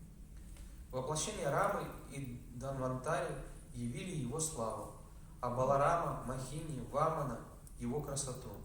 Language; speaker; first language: Russian; native; Russian